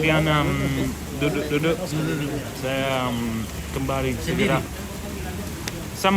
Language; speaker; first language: Indonesian; non-native, learner; English